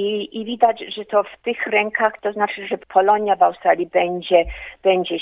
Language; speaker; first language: Polish; early bilingual, heritage; Polish